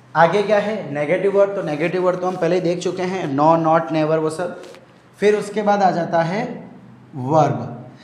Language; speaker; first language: Hindi; native; Hindi